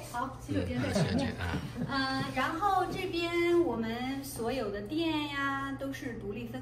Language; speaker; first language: Chinese; native; Chinese